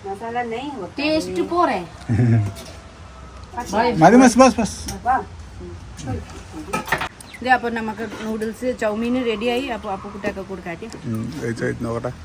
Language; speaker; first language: Malayalam; non-native, learner; Nepali